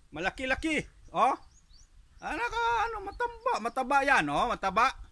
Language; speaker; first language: Filipino; non-native, local second language; Cebuano